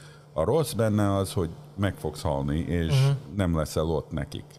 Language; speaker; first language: Hungarian; early bilingual, heritage; Hungarian